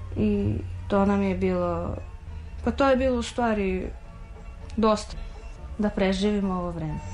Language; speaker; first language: Serbian; non-native, fluent; Russian